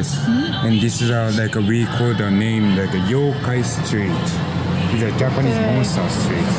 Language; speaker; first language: English; non-native, learner; Japanese